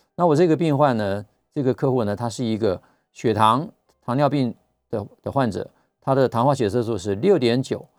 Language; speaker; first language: Chinese; native; Chinese